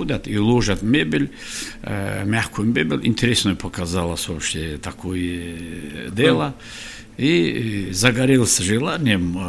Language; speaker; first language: Russian; non-native, local second language; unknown